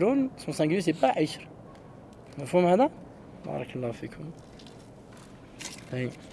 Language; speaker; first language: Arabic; non-native, fluent; French